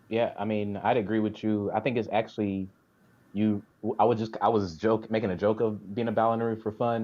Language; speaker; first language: English; native; English